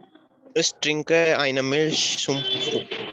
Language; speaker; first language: German; non-native, learner; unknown